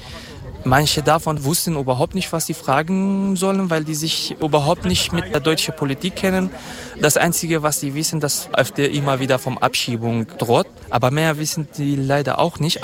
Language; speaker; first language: German; non-native, fluent; Kurdish